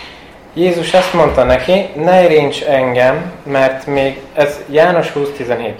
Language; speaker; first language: Hungarian; early bilingual, heritage; Hungarian